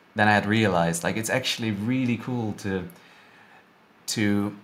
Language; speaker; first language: English; non-native, fluent; Dutch